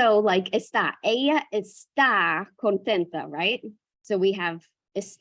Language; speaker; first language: Spanish; non-native, fluent; English